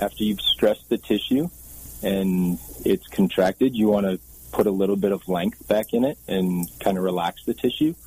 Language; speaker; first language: English; native; English